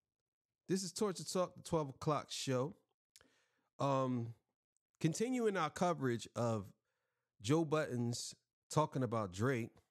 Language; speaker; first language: English; native; English